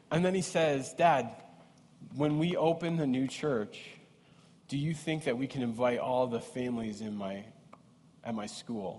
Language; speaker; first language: English; native; English